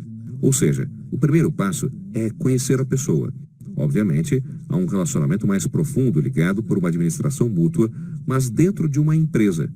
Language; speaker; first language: Portuguese; native; Portuguese